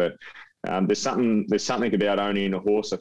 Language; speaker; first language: English; native; English